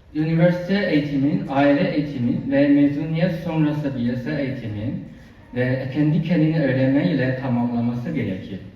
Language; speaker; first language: Turkish; non-native, fluent; Chinese